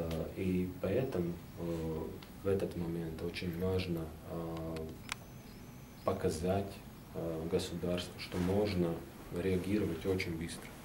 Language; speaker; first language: Russian; non-native, local second language; Latvian